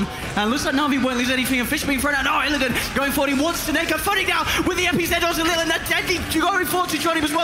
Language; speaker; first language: English; native; English